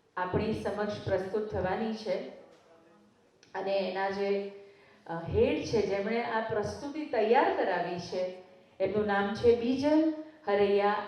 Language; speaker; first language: Gujarati; native; Gujarati